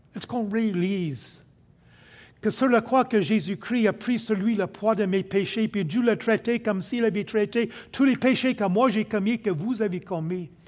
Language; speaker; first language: French; non-native, local second language; English